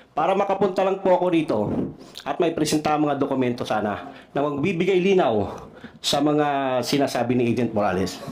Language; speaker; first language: Filipino; non-native, local second language; Cebuano